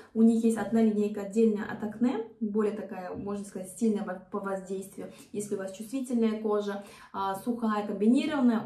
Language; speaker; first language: Russian; non-native, fluent; Korean